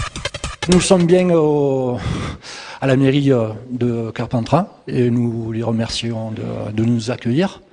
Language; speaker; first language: French; native; French